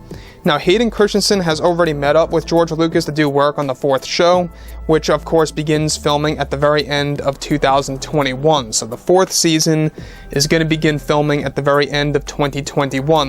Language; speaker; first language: English; native; English